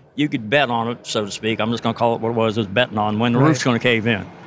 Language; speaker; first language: English; native; English